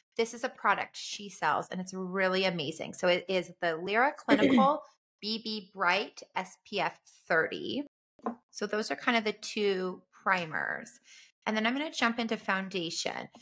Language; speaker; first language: English; native; English